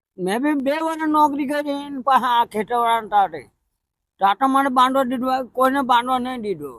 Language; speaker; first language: Gujarati; native; Gujarati